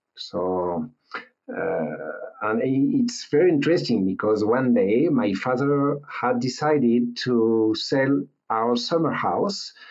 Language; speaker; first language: English; non-native, learner; French